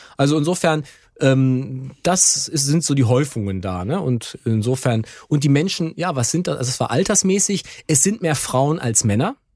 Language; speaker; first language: German; native; German